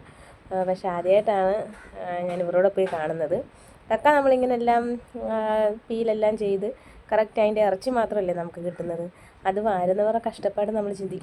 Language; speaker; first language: Malayalam; native; Malayalam